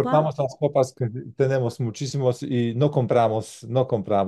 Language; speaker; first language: Spanish; non-native, learner; Polish